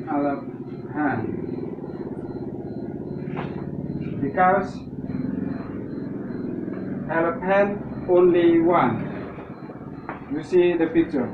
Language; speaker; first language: English; non-native, learner; Indonesian